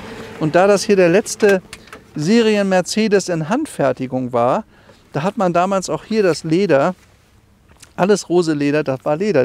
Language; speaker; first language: German; native; German